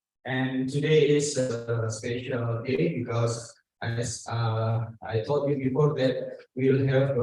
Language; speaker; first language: English; non-native, learner; Indonesian